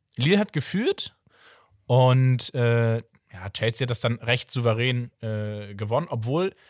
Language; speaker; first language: German; early bilingual, other home language; Portuguese